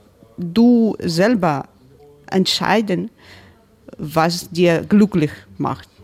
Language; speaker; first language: German; non-native, learner; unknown